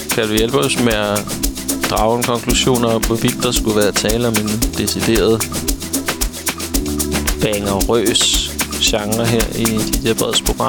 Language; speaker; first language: Danish; native; Danish